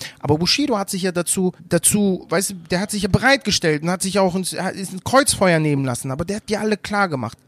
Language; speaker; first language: German; early bilingual, other home language; Turkish